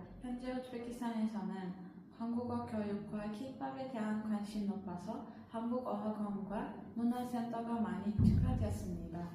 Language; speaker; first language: Korean; non-native, learner; Uzbek